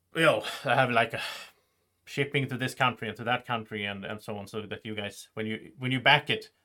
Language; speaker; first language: English; non-native, fluent; Swedish